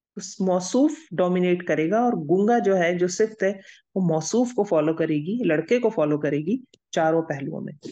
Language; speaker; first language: Urdu; native; Urdu